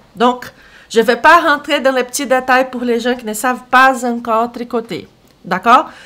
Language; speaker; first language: French; non-native, fluent; Portuguese